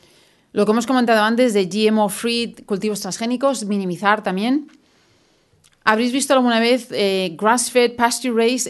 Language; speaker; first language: Spanish; native; Spanish